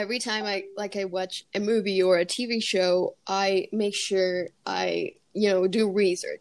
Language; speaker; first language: English; non-native, fluent; Spanish